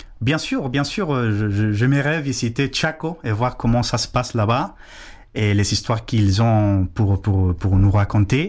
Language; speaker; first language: French; non-native, fluent; Spanish